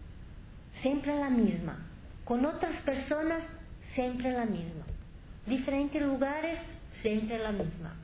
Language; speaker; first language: Spanish; non-native, fluent; Portuguese